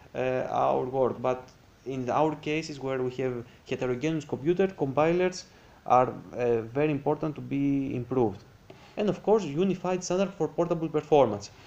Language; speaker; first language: English; non-native, fluent; Greek